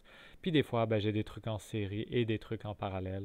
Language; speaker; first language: French; native; French